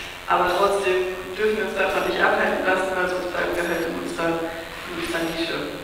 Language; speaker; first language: German; native; German